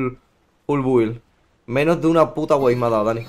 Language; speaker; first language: Spanish; native; Spanish